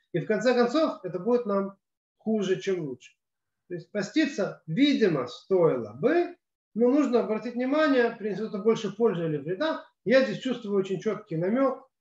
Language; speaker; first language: Russian; native; Russian